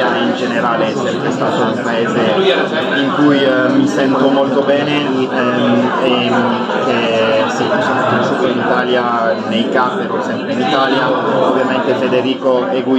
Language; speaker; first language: Italian; non-native, fluent; French